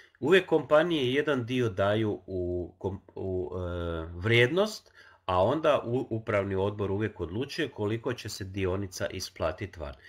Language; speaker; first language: Croatian; non-native, local second language; Hungarian